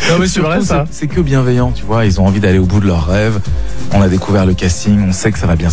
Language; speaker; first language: French; native; French